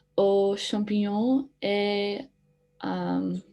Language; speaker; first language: French; non-native, learner; English